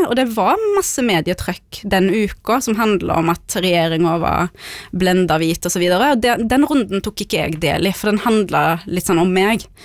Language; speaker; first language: Norwegian; early bilingual, other home language; Arabic